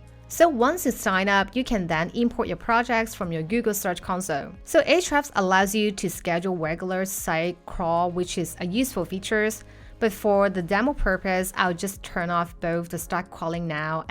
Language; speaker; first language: English; non-native, fluent; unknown